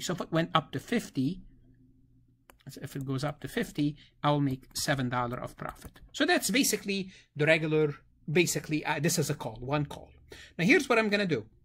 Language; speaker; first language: English; non-native, fluent; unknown